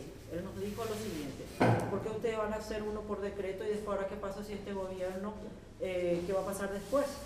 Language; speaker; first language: Spanish; native; Spanish